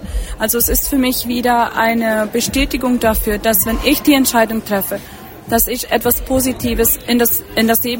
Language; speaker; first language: German; early bilingual, heritage; German